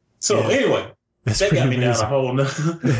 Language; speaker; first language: English; native; English